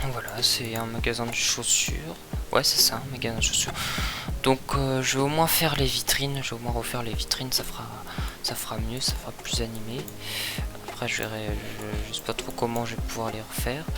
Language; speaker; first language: French; native; French